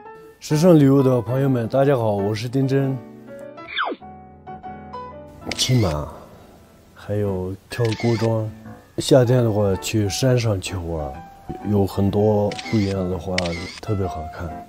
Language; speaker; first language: Chinese; non-native, local second language; Tibetan